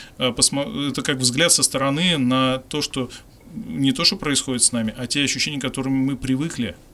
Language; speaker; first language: Russian; native; Russian